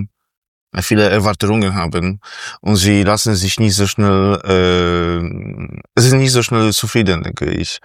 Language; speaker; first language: German; non-native, fluent; Polish